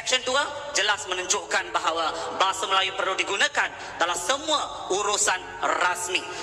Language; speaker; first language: Malay; non-native, local second language; Tamil